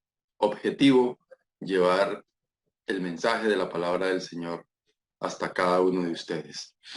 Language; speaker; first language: Spanish; native; Spanish